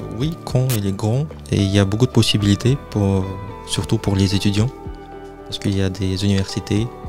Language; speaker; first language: French; non-native, fluent; Russian